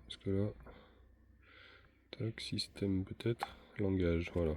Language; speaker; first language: French; native; French